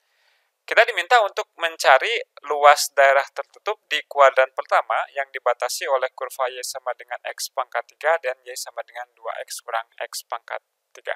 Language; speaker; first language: Indonesian; native; Indonesian